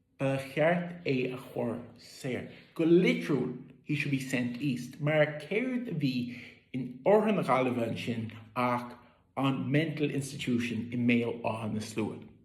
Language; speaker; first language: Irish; native; Irish